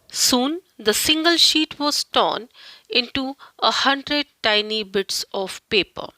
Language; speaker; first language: English; non-native, local second language; Marathi